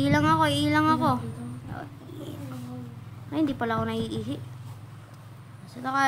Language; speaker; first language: Filipino; native; Filipino